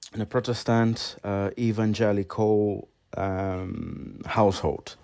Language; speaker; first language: English; non-native, fluent; Portuguese